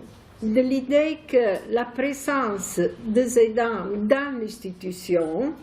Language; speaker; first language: French; non-native, fluent; Italian